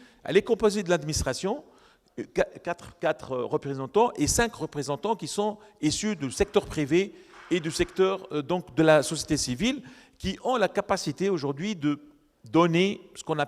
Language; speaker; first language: French; non-native, local second language; Arabic